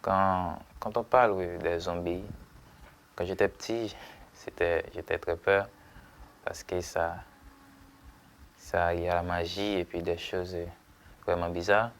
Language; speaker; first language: French; non-native, local second language; Haitian Creole